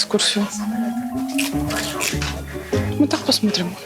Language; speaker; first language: Russian; native; Russian